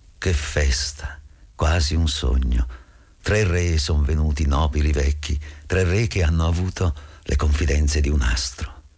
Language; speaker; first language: Italian; native; Italian